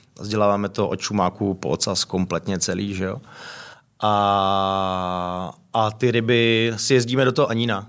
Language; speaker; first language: Czech; native; Czech